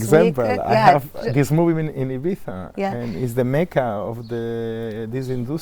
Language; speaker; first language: English; non-native, learner; Spanish